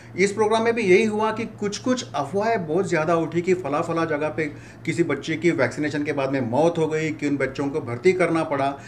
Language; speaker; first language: Hindi; non-native, local second language; Marathi